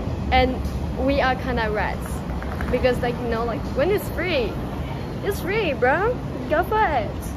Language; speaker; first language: English; non-native, fluent; French